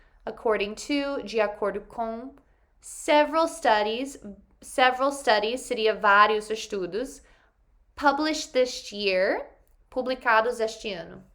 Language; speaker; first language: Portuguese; non-native, fluent; English